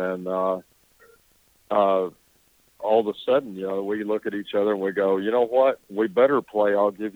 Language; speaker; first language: English; native; English